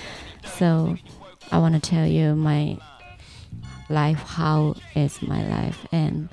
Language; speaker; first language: English; non-native, learner; Japanese